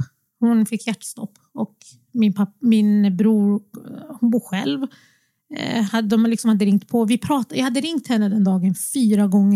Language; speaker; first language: Swedish; early bilingual, other home language; Arabic